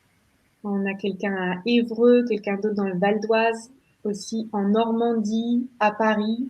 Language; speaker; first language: French; native; French